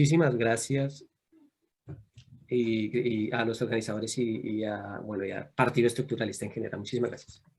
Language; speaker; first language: Spanish; native; Spanish